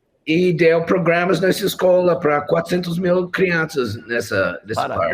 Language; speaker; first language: Portuguese; non-native, fluent; English